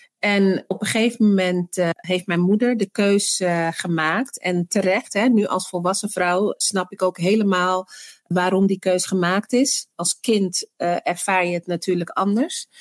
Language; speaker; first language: Dutch; early bilingual, other home language; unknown